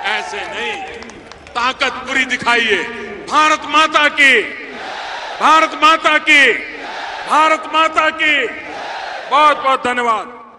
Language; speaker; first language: Hindi; non-native, local second language; Gujarati